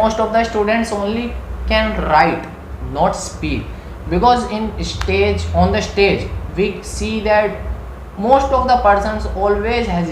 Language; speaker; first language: English; non-native, learner; Hindi